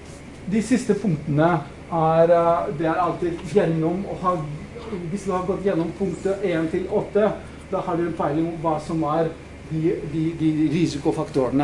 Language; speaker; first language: Norwegian; non-native, fluent; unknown